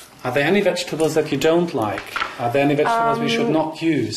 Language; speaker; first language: English; non-native, fluent; German